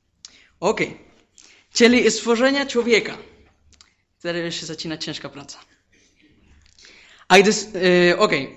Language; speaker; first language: Polish; non-native, fluent; Spanish